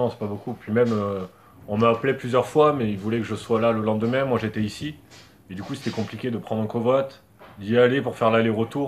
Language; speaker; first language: French; native; French